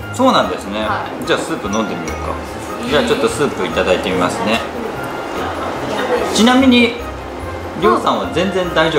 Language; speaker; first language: Japanese; native; Japanese